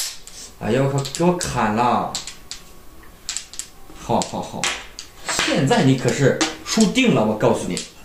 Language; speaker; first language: Chinese; native; Chinese